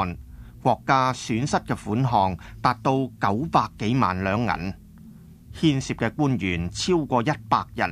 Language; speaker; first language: Chinese; non-native, local second language; Cantonese